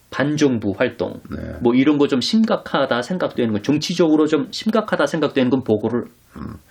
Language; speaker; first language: Korean; native; Korean